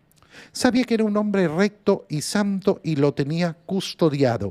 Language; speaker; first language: Spanish; native; Spanish